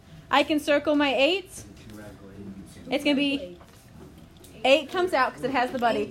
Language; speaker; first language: English; native; English